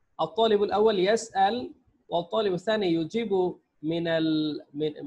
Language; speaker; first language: Arabic; non-native, fluent; Bangla